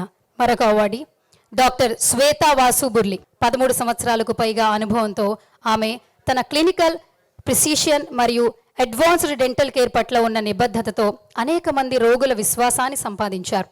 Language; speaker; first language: Telugu; native; Telugu